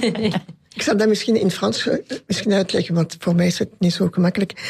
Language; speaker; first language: Dutch; non-native, local second language; French